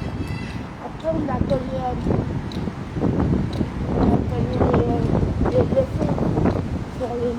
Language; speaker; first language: French; early bilingual, other home language; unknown